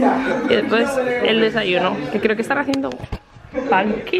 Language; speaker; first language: Spanish; native; Spanish